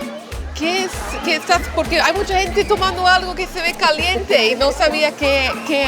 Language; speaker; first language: Spanish; non-native, fluent; English